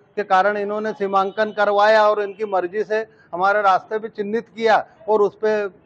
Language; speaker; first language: Hindi; native; Hindi